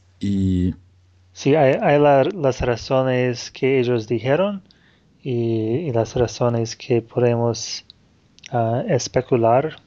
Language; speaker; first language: Spanish; non-native, fluent; Portuguese